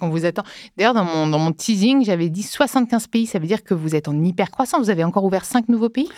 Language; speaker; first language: French; native; French